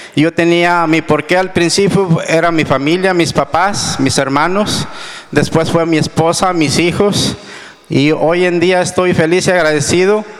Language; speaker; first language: Spanish; native; Spanish